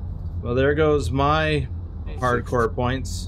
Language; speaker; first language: English; native; English